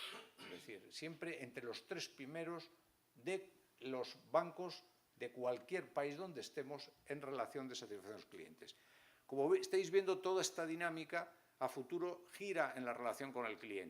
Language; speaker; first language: Spanish; native; Spanish